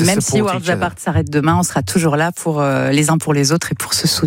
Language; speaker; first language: French; native; French